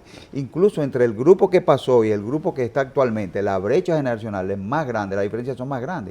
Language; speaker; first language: Spanish; native; Spanish